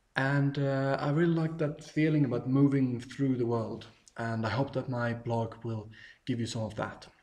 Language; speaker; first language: English; non-native, fluent; Swedish